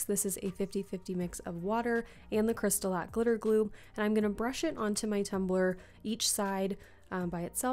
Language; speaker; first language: English; native; English